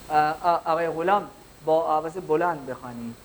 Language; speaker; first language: Persian; non-native, fluent; Urdu